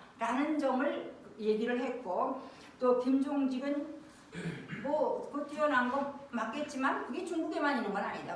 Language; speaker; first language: Korean; native; Korean